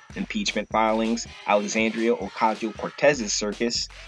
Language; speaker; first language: English; native; English